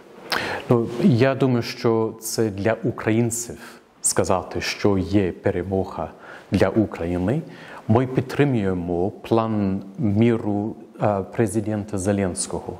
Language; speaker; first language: Ukrainian; non-native, fluent; English